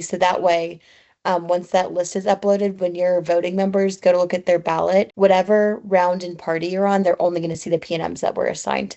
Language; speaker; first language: English; native; English